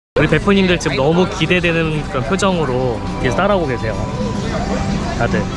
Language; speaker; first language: Korean; native; Korean